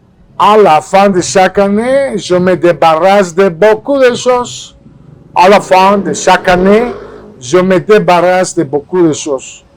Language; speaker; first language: French; non-native, fluent; Spanish